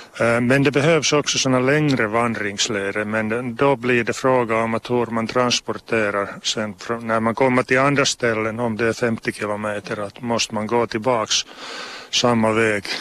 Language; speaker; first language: Swedish; non-native, local second language; Finnish